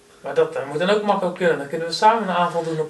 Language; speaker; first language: Dutch; native; Dutch